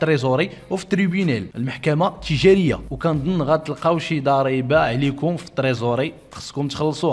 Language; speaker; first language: Arabic; native; Arabic